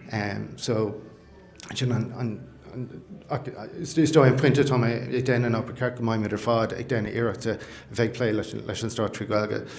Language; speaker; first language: Irish; non-native, local second language; English